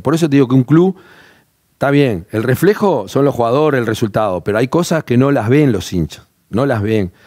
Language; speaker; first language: Spanish; native; Spanish